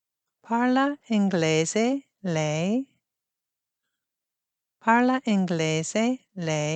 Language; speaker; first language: Italian; non-native, fluent; English